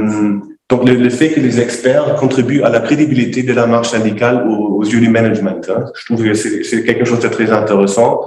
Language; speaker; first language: French; native; French